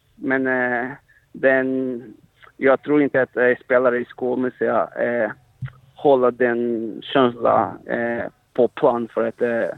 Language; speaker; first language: Swedish; non-native, fluent; Portuguese